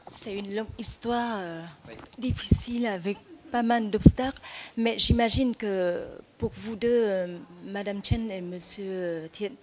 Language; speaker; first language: French; non-native, fluent; Vietnamese